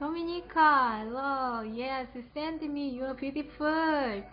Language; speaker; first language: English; non-native, learner; Korean